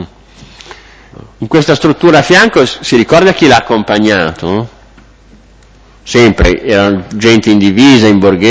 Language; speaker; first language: Italian; native; Italian